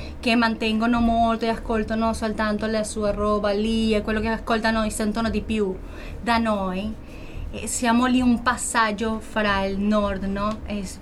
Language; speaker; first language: Italian; non-native, fluent; Spanish